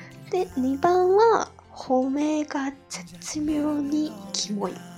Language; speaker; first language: Japanese; non-native, fluent; Chinese